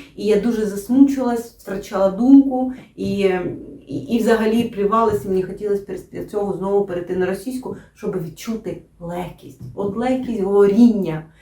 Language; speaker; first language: Ukrainian; non-native, local second language; Russian